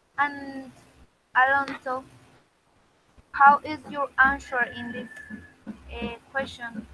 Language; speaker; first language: English; non-native, learner; Spanish